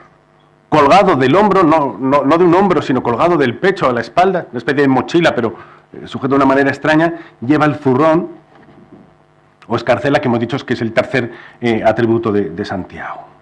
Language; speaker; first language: Spanish; native; Spanish